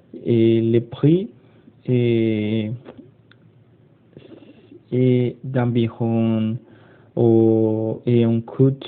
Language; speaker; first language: French; non-native, learner; Spanish